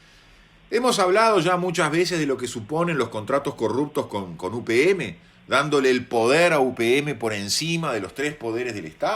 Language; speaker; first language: Spanish; native; Spanish